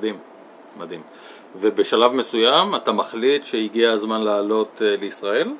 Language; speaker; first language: Hebrew; native; Hebrew